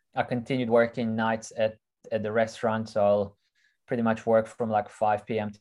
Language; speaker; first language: English; early bilingual, other home language; Russian